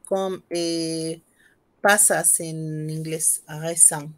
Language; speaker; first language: French; non-native, fluent; Spanish